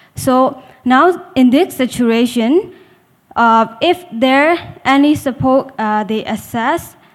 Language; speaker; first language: English; non-native, learner; Burmese